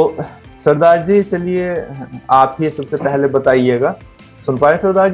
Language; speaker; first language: Hindi; native; Hindi